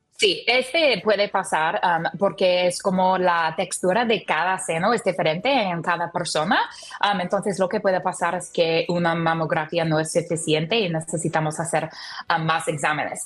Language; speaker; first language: Spanish; non-native, learner; English